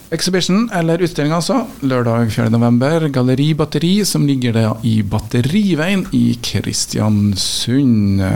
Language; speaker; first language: Norwegian; native; Norwegian